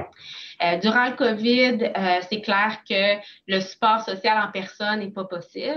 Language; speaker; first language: French; native; French